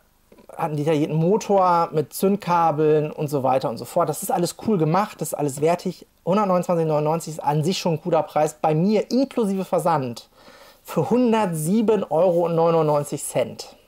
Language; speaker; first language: German; native; German